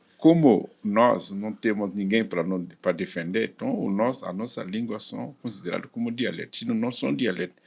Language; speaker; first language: Portuguese; non-native, fluent; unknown